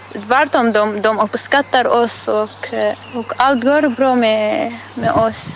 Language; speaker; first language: Swedish; non-native, learner; Arabic